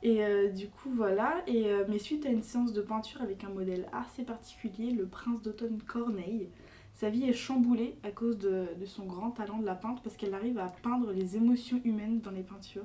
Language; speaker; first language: French; native; French